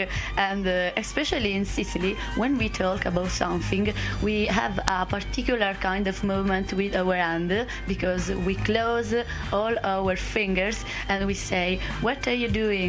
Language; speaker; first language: English; non-native, fluent; Italian